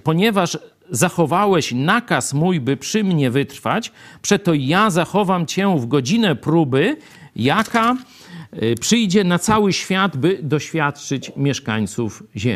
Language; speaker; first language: Polish; native; Polish